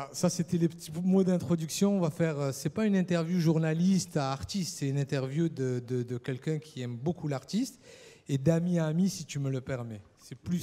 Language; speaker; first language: French; native; French